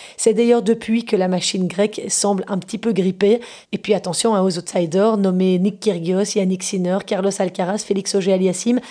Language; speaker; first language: French; native; French